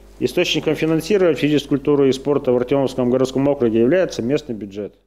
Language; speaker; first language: Russian; native; Russian